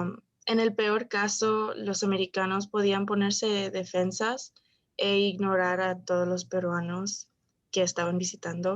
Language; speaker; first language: Spanish; early bilingual, heritage; Spanish